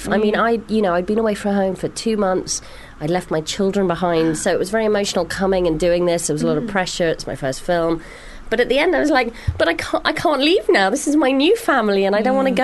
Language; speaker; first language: English; native; English